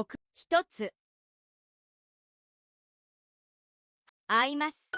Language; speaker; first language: Japanese; non-native, learner; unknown